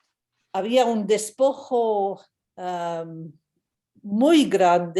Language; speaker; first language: Spanish; non-native, fluent; English